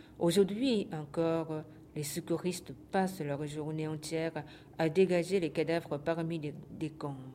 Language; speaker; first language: French; non-native, fluent; Japanese